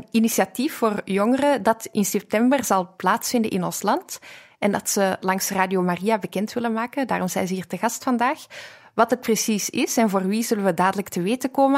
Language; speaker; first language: Dutch; native; Dutch